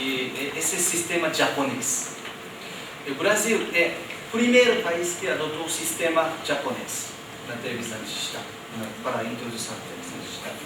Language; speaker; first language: Portuguese; non-native, fluent; Japanese